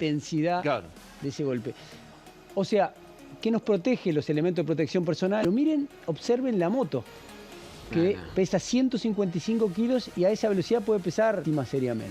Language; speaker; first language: Spanish; native; Spanish